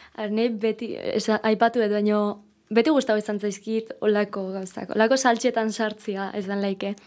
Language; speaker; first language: Basque; native; Basque